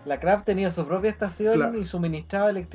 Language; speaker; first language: Spanish; native; Spanish